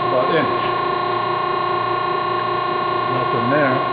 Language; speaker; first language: English; native; English